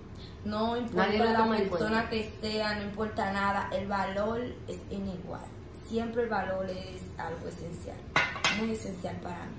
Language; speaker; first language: Spanish; native; Spanish